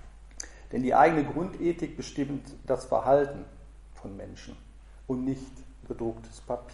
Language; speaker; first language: German; native; German